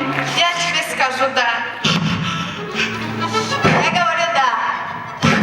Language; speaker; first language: Russian; non-native, learner; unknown